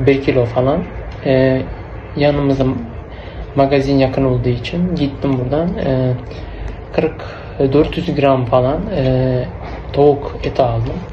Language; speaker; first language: Turkish; non-native, learner; Uzbek